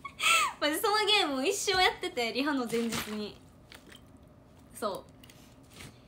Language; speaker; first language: Japanese; native; Japanese